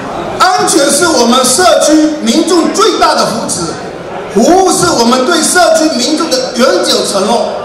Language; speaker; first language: Chinese; native; Chinese